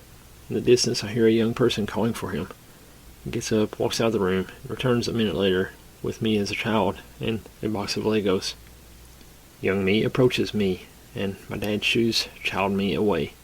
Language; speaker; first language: English; native; English